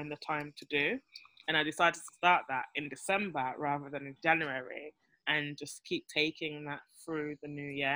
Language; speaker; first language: English; native; English